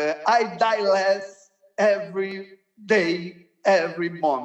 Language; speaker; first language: English; non-native, learner; Portuguese